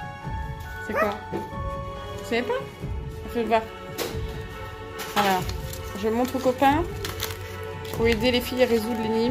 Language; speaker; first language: French; native; French